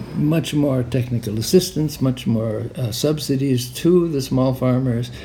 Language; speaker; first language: English; native; English